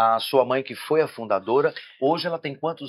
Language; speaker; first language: Portuguese; native; Portuguese